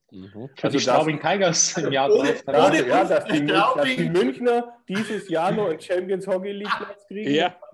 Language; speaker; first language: German; native; German